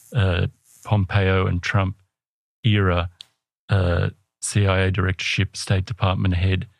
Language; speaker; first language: English; native; English